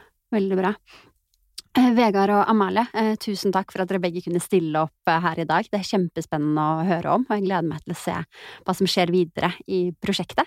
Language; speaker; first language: Norwegian; native; Norwegian